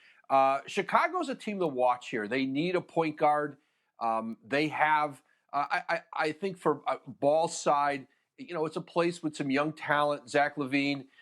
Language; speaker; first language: English; native; English